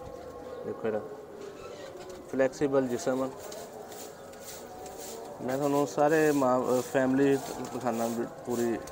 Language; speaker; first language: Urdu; non-native, local second language; Punjabi